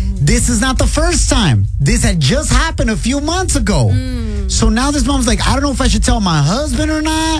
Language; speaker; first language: English; early bilingual, other home language; Spanish